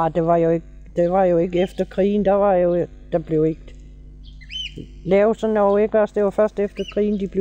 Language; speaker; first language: Danish; native; Danish